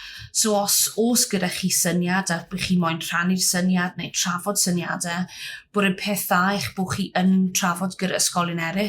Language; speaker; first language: Welsh; native; Welsh